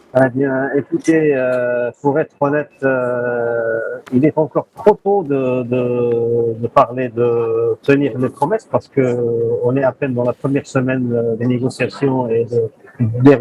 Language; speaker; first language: French; non-native, local second language; Arabic